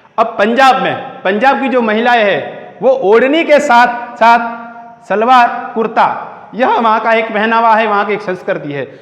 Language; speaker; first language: Hindi; native; Hindi